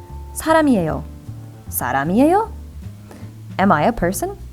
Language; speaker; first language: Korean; non-native, fluent; English